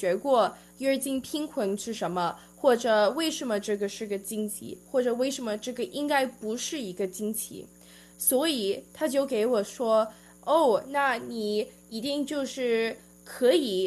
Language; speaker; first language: Chinese; early bilingual, heritage; Chinese